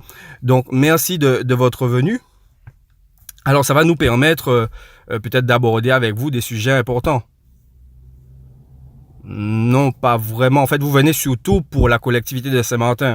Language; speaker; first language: French; non-native, local second language; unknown